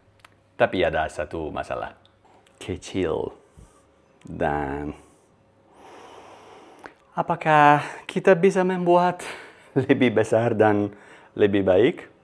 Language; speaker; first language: Indonesian; non-native, learner; Italian